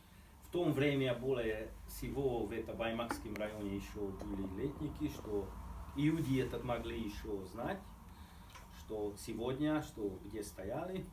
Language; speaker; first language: Russian; non-native, fluent; Hungarian